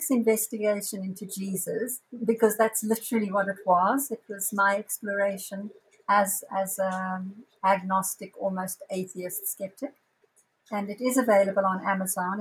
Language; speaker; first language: English; native; English